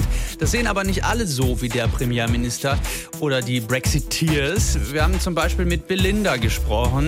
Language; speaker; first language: German; native; German